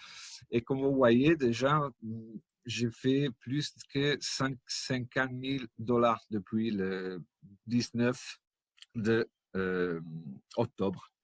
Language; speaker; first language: French; non-native, fluent; Italian